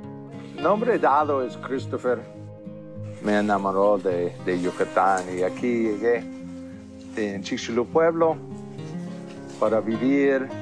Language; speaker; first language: Spanish; non-native, fluent; English